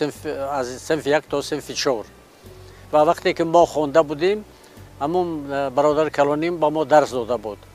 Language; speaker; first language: Persian; non-native, local second language; Shughni